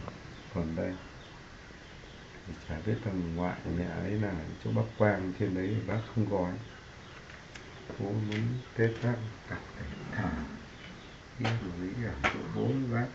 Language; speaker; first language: Vietnamese; native; Vietnamese